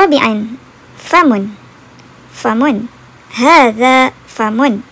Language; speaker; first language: Arabic; non-native, fluent; Malay